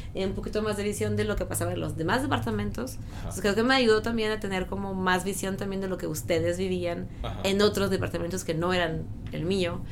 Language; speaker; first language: Spanish; non-native, fluent; French